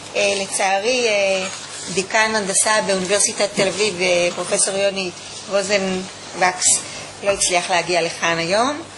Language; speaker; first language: Hebrew; native; Hebrew